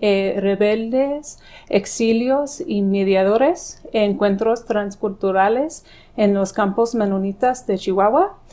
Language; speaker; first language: Spanish; non-native, fluent; English